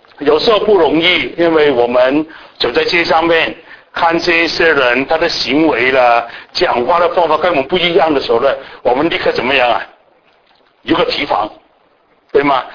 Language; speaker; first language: Chinese; non-native, local second language; Cantonese